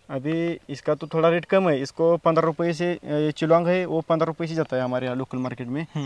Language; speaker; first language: Hindi; non-native, local second language; Marathi